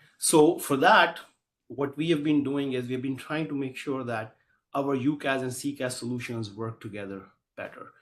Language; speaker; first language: English; native; English